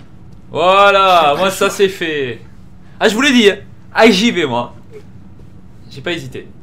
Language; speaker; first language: French; native; French